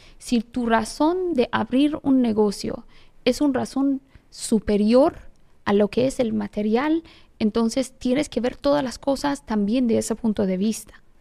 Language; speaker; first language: Spanish; non-native, fluent; Persian